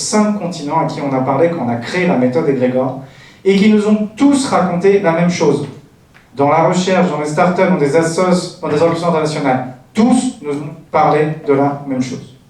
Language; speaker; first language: French; native; French